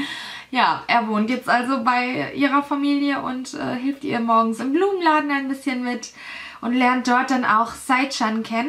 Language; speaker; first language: German; native; German